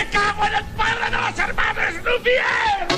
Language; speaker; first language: Spanish; native; Spanish